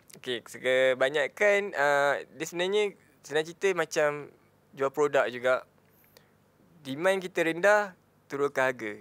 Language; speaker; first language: Malay; native; Malay